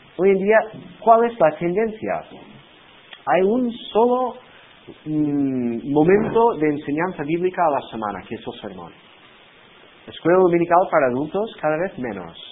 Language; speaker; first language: Spanish; non-native, fluent; English